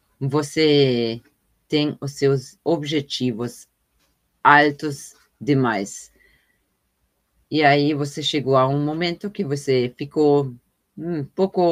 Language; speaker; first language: Portuguese; non-native, fluent; German